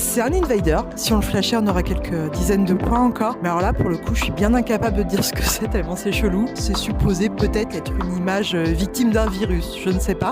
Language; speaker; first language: French; native; French